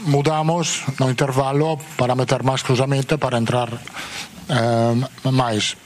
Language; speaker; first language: Portuguese; non-native, fluent; Spanish